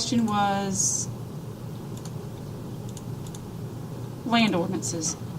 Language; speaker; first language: English; native; English